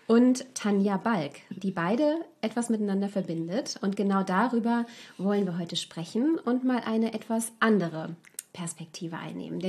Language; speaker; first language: German; native; German